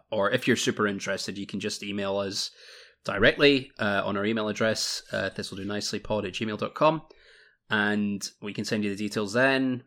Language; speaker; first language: English; native; English